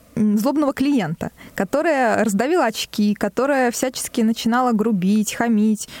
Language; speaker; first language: Russian; native; Russian